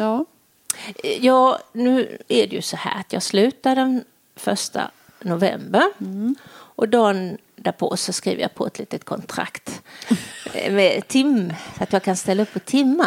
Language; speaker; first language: Swedish; native; Swedish